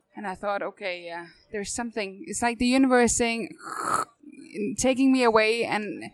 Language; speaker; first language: English; non-native, fluent; Danish